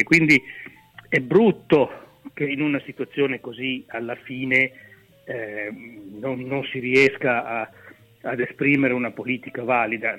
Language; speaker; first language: Italian; native; Italian